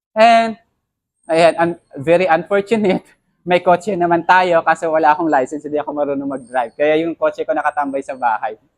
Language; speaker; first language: Filipino; non-native, local second language; Hiligaynon